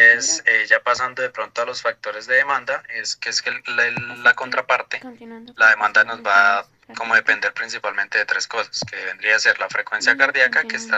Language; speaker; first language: Spanish; native; Spanish